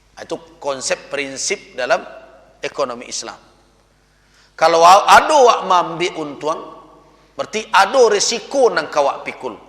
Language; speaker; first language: Malay; non-native, local second language; Minangkabau